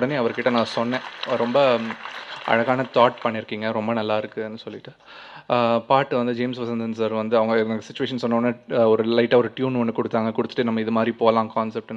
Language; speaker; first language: Tamil; native; Tamil